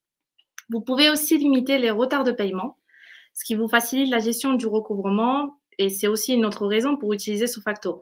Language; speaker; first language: French; native; French